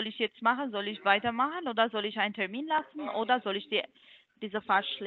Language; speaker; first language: German; non-native, learner; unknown